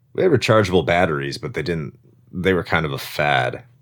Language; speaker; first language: English; native; English